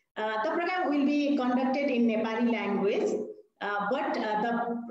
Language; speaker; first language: English; non-native, local second language; Nepali